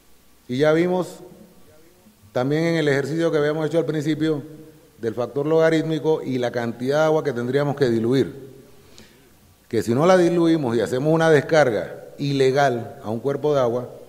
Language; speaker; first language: Spanish; native; Spanish